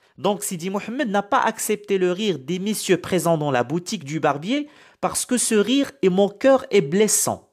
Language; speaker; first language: French; non-native, local second language; Arabic